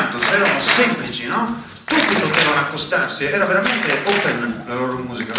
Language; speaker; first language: Italian; native; Italian